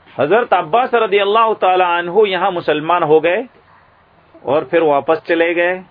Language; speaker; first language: Urdu; native; Urdu